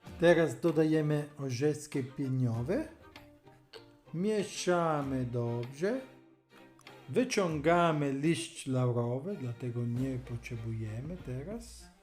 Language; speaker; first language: Polish; non-native, learner; Italian